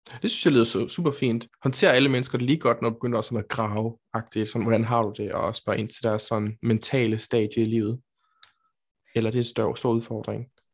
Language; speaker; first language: Danish; native; Danish